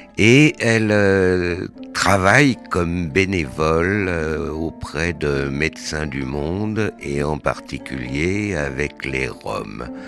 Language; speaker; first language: French; native; French